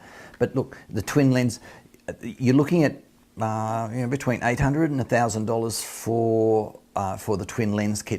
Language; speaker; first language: English; native; English